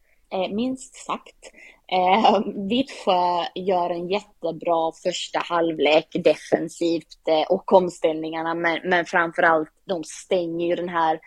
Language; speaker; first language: Swedish; native; Swedish